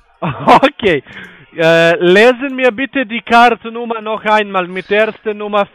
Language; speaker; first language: German; non-native, learner; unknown